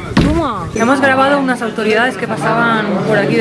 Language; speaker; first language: Spanish; native; Spanish